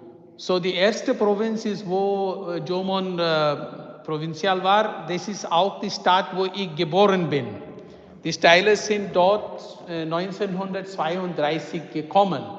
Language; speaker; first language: German; non-native, fluent; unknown